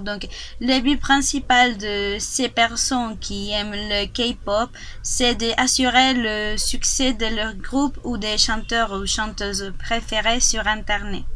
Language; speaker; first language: French; non-native, learner; Spanish